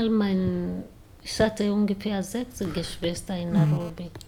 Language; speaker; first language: German; non-native, learner; Swahili